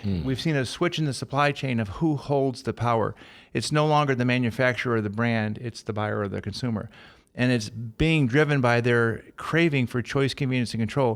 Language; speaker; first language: English; native; English